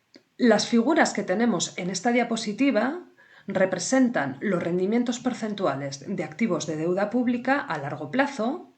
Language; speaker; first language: Spanish; native; Spanish